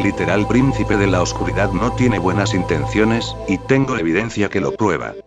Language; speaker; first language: Spanish; native; Spanish